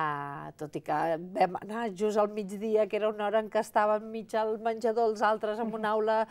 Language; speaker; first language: Catalan; native; Catalan